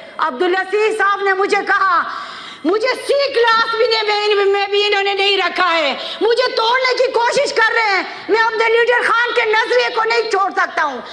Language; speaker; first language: Urdu; non-native, local second language; Khowar